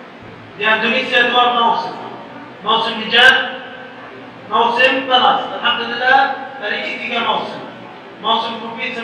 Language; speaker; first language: Indonesian; non-native, learner; Arabic